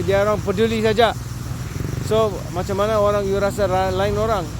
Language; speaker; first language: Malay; non-native, local second language; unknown